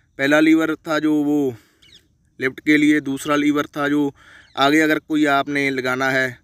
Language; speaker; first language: Hindi; non-native, local second language; Punjabi